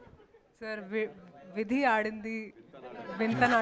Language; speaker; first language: Telugu; non-native, fluent; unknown